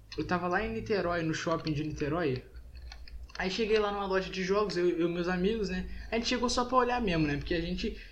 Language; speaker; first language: Portuguese; native; Portuguese